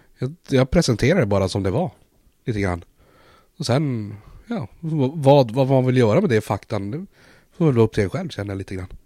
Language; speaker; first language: Swedish; native; Swedish